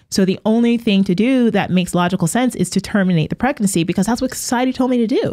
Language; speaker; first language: English; native; English